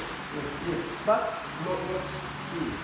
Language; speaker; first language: English; non-native, learner; Japanese